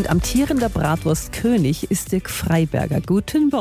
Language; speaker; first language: German; native; German